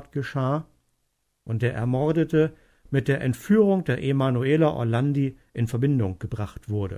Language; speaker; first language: German; native; German